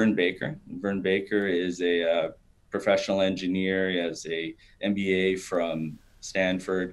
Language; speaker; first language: English; native; English